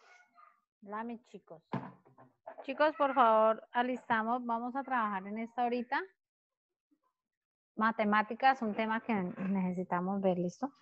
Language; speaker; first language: Spanish; native; Spanish